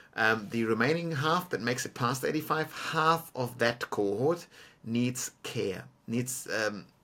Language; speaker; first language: English; non-native, fluent; German